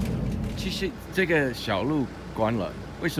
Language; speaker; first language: Chinese; non-native, learner; English